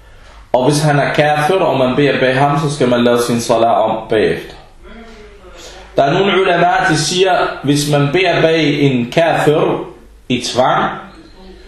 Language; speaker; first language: Danish; early bilingual, other home language; Arabic